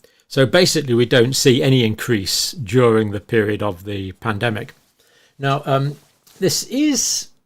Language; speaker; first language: English; native; English